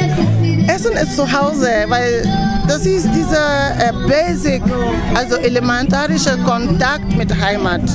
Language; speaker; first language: German; non-native, fluent; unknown